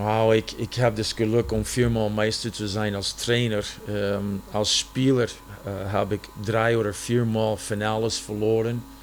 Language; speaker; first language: German; non-native, fluent; English